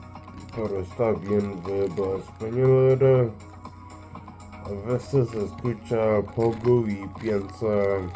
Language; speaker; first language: Spanish; non-native, learner; English